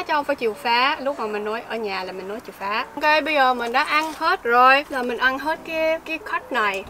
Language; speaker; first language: Vietnamese; early bilingual, heritage; Vietnamese